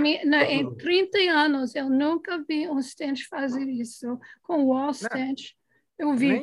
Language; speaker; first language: Portuguese; non-native, fluent; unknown